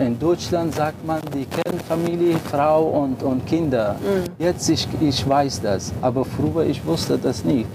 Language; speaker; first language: German; non-native, learner; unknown